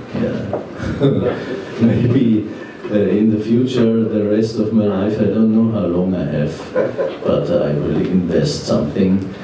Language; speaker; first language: English; non-native, fluent; German